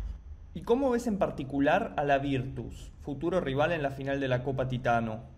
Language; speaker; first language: Spanish; native; Spanish